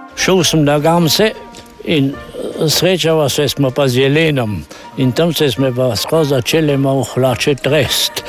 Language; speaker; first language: Slovenian; native; Slovenian